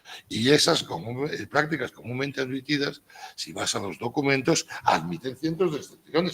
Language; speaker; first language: Spanish; native; Spanish